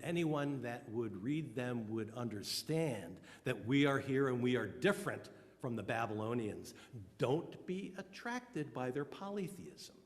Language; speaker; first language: English; native; English